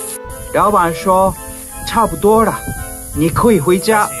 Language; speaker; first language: Chinese; non-native, fluent; Japanese